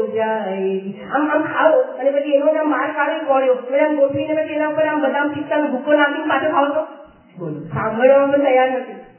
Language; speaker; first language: Hindi; non-native, local second language; Gujarati